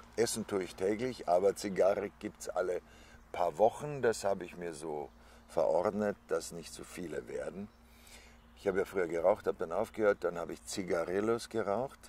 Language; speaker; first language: German; native; German